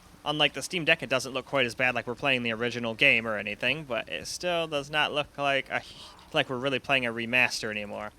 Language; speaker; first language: English; native; English